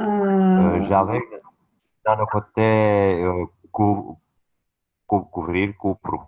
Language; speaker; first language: French; non-native, learner; Romanian